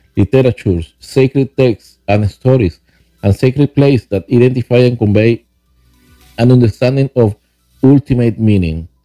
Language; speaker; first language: English; non-native, fluent; Spanish